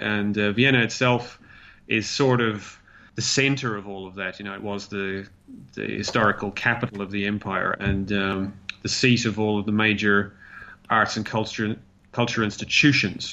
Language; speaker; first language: English; native; English